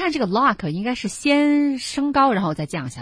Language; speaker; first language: Chinese; native; Chinese